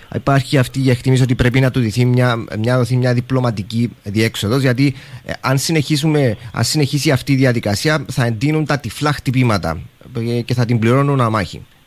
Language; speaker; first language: Greek; native; Greek